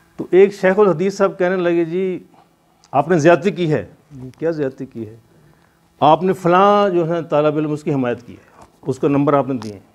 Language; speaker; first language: Urdu; non-native, local second language; Punjabi